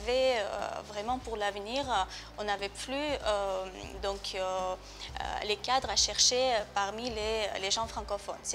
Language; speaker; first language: French; non-native, fluent; Georgian